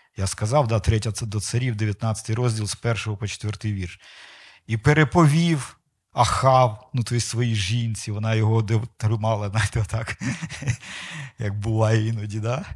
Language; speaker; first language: Ukrainian; non-native, local second language; Russian